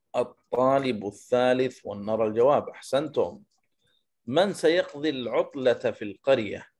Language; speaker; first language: Arabic; native; Arabic